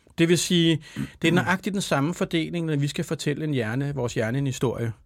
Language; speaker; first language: Danish; native; Danish